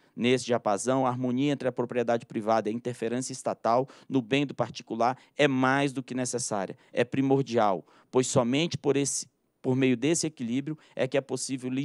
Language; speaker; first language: Portuguese; native; Portuguese